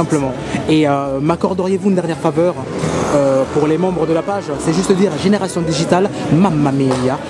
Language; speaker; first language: French; native; French